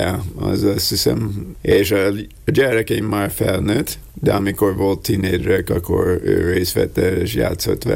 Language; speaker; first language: Hungarian; non-native, learner; English